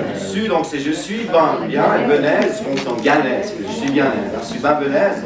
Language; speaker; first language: French; native; French